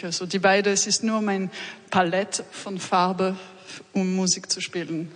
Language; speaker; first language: German; non-native, learner; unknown